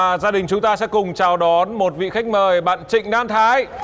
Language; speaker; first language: Vietnamese; native; Vietnamese